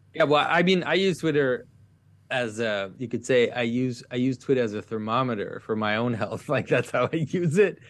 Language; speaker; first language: English; non-native, fluent; French